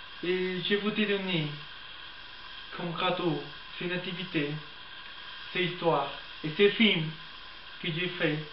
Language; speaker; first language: French; non-native, learner; Spanish